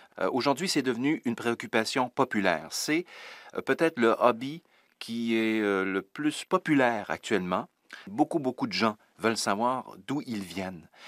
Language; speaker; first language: French; native; French